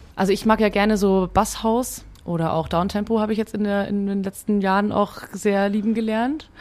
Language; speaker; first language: German; early bilingual, other home language; Hungarian